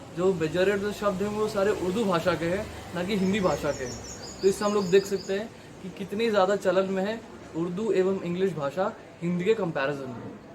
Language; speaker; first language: Hindi; native; Hindi